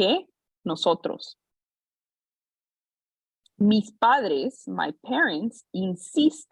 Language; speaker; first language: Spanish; non-native, fluent; English